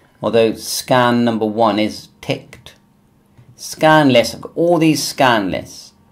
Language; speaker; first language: English; native; English